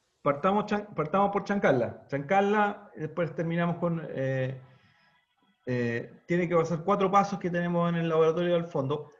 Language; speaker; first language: Spanish; native; Spanish